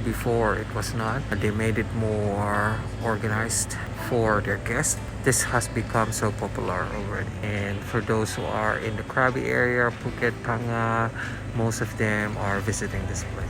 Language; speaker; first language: English; non-native, local second language; Filipino